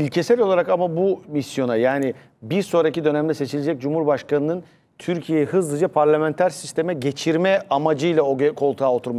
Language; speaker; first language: Turkish; native; Turkish